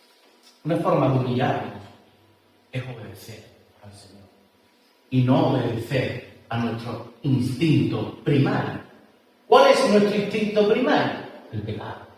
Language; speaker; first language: Spanish; native; Spanish